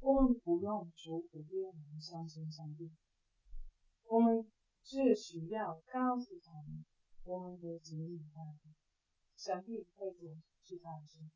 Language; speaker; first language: Chinese; non-native, fluent; English